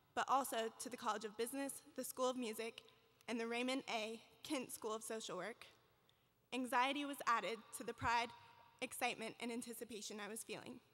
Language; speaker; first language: English; native; English